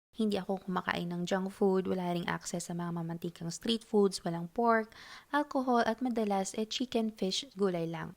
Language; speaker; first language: Filipino; native; Filipino